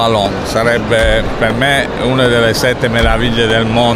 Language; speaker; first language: Italian; native; Italian